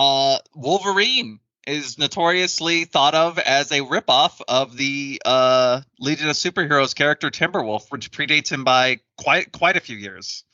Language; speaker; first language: English; native; English